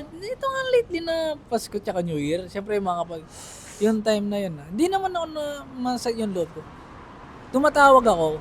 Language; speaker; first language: Filipino; non-native, local second language; Pampanga